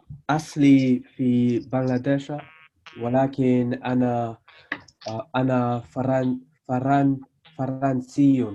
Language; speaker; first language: Arabic; non-native, learner; French